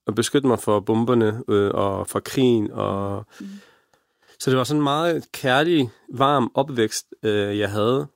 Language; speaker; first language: Danish; early bilingual, other home language; Arabic